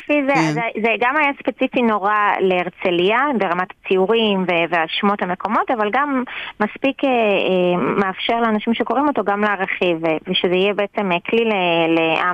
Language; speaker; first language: Hebrew; native; Hebrew